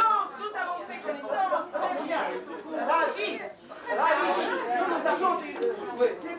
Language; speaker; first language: French; non-native, learner; Russian